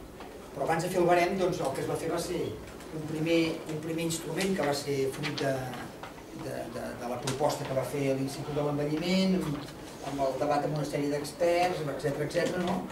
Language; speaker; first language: Catalan; native; Catalan